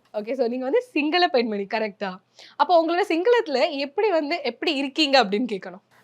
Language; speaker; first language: Tamil; native; Tamil